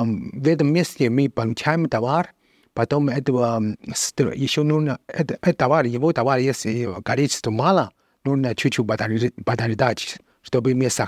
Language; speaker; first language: Russian; non-native, learner; Chinese